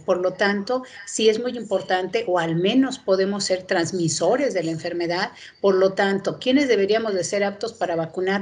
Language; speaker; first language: Spanish; native; Spanish